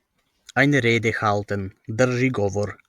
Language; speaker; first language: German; non-native, fluent; Macedonian